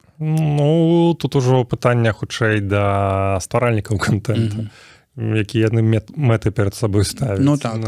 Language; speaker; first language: Belarusian; native; Belarusian